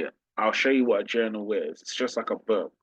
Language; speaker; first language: English; native; English